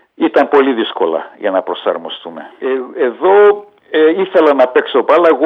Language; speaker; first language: Greek; early bilingual, heritage; Hungarian